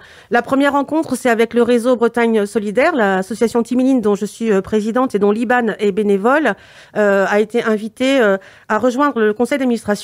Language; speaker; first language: French; native; French